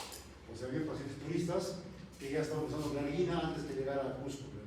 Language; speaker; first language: Spanish; native; Spanish